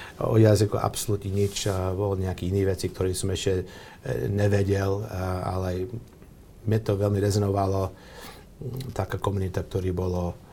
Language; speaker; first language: Slovak; non-native, fluent; English